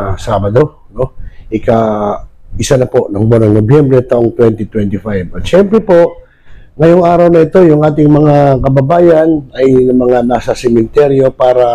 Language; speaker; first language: Filipino; native; Filipino